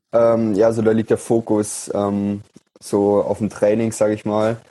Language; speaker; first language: German; native; German